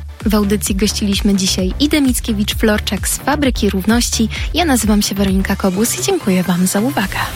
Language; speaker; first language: Polish; native; Polish